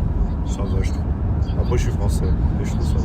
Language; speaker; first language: French; native; French